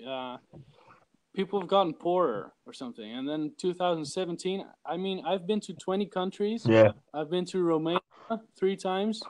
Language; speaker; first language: English; early bilingual, heritage; English